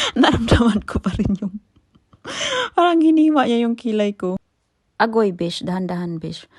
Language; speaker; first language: Filipino; non-native, local second language; Cebuano